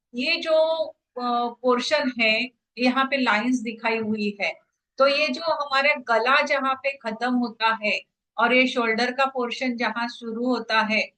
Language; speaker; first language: Hindi; non-native, local second language; Marathi